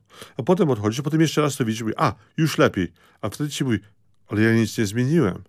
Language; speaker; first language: Polish; early bilingual, heritage; Polish